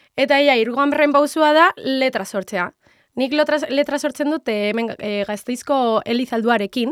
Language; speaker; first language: Basque; non-native, local second language; Spanish